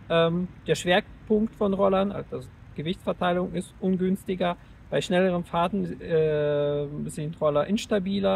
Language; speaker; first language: German; native; German